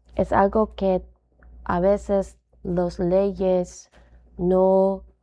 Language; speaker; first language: Spanish; non-native, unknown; English